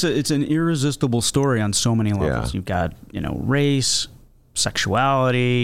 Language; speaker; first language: English; native; English